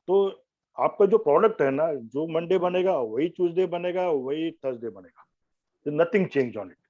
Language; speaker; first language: Hindi; non-native, local second language; Marathi